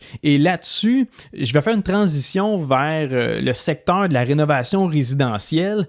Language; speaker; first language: French; native; French